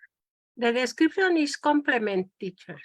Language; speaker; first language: English; non-native, learner; Spanish